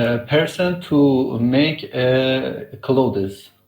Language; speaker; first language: English; non-native, learner; Persian